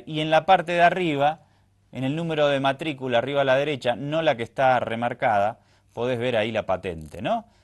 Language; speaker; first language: Spanish; native; Spanish